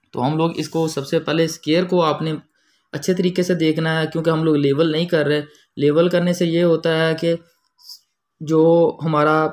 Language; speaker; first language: Hindi; native; Hindi